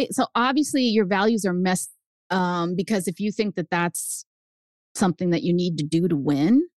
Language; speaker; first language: English; early bilingual, other home language; Spanish